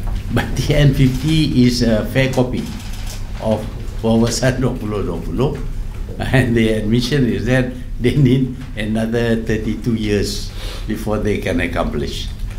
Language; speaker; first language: English; non-native, local second language; Malay